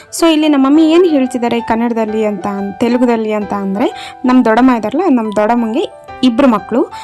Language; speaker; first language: Kannada; non-native, local second language; Telugu